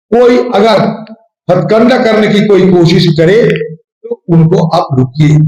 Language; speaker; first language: Hindi; non-native, local second language; Bangla